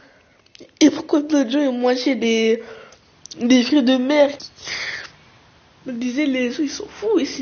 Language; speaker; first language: French; early bilingual, other home language; Arabic